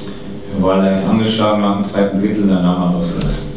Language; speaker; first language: German; native; German